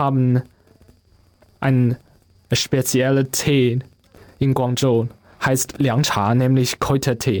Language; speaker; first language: German; non-native, learner; Chinese